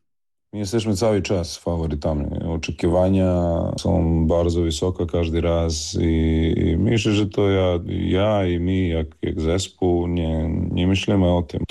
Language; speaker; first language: Polish; non-native, fluent; Serbian